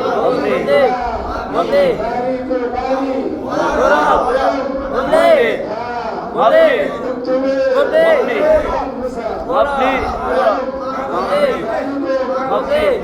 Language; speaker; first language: Arabic; non-native, learner; Bangla